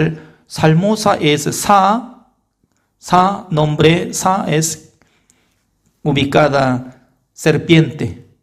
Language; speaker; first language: Spanish; non-native, fluent; Korean